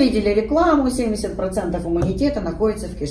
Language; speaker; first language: Russian; native; Russian